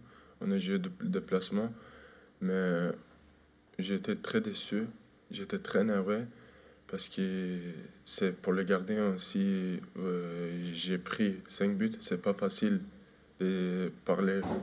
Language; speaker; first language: French; non-native, fluent; Turkish